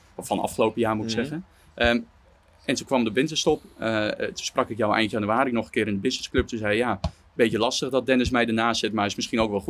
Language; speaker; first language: Dutch; native; Dutch